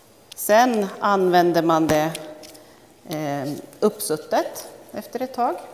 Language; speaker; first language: Swedish; native; Swedish